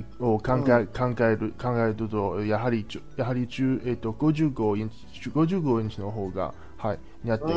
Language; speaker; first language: Japanese; non-native, learner; Chinese